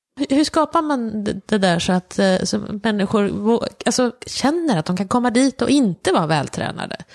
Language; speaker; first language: Swedish; native; Swedish